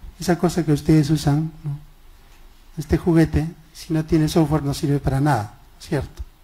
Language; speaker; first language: Spanish; non-native, local second language; Quechua